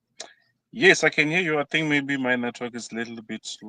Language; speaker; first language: English; non-native, fluent; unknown